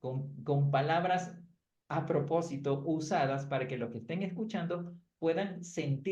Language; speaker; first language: Spanish; native; Spanish